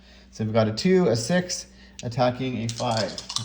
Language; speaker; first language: English; native; English